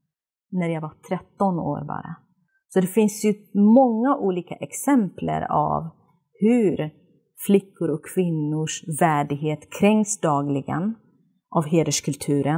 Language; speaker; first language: Swedish; non-native, fluent; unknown